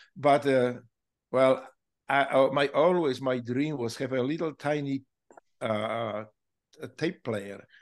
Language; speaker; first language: English; non-native, fluent; Polish